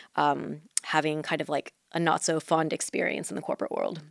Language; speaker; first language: English; early bilingual, other home language; Chinese